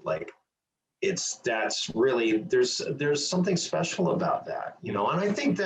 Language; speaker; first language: English; native; English